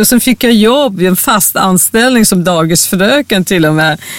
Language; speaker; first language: Swedish; non-native, fluent; Persian